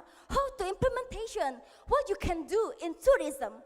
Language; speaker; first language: English; non-native, learner; Indonesian